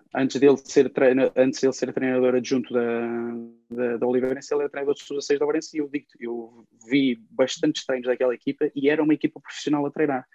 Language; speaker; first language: Portuguese; native; Portuguese